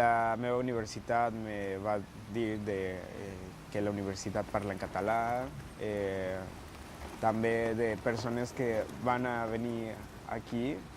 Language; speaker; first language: Catalan; non-native, learner; Spanish